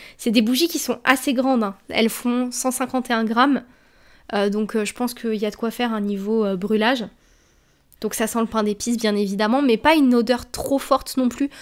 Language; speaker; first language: French; native; French